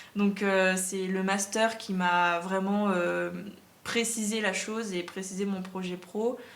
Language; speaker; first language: French; native; French